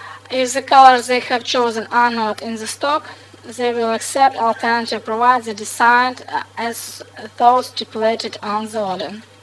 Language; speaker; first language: English; non-native, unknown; Russian